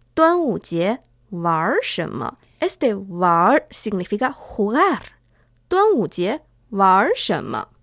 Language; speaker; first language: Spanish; non-native, fluent; Chinese